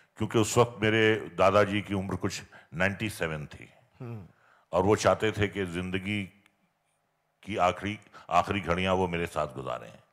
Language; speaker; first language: Hindi; native; Hindi